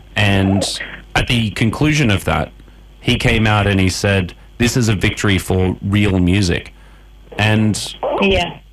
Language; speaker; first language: English; native; English